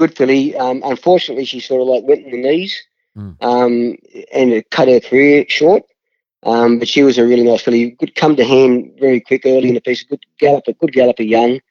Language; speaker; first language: English; native; English